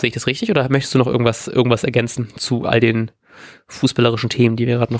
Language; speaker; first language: German; native; German